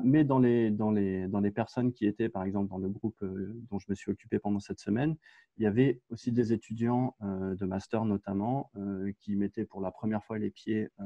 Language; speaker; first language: French; native; French